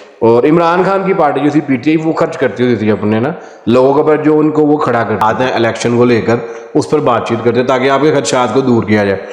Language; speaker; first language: Urdu; non-native, local second language; Punjabi